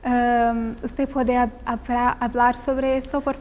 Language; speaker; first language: Spanish; non-native, fluent; Portuguese